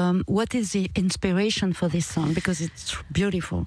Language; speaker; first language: English; non-native, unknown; French